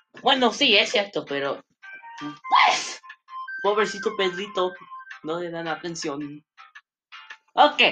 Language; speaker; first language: Spanish; non-native, learner; English